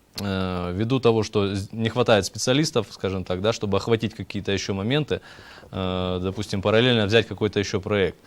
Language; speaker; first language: Russian; native; Russian